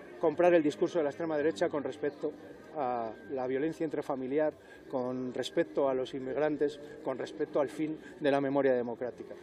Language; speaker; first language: Spanish; native; Spanish